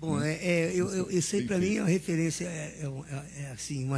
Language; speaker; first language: Portuguese; native; Portuguese